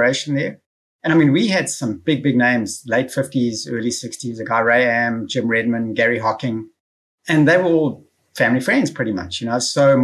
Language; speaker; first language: English; native; English